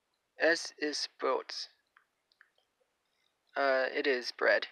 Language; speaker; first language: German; non-native, learner; English